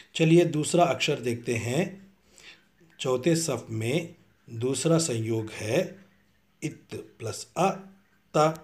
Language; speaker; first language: Hindi; non-native, local second language; Tamil